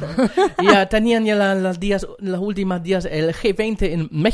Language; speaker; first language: Spanish; non-native, fluent; German